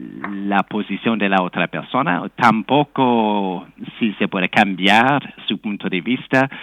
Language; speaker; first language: Spanish; non-native, fluent; English